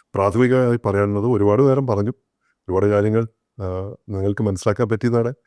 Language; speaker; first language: Malayalam; native; Malayalam